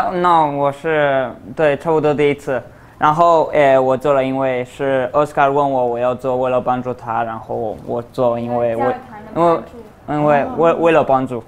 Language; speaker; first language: Chinese; early bilingual, other home language; Spanish